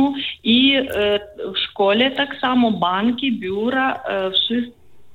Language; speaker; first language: Polish; non-native, learner; Ukrainian